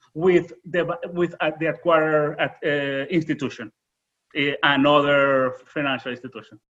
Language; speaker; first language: English; non-native, fluent; Spanish